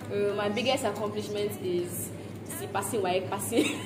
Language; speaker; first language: English; non-native, local second language; Yoruba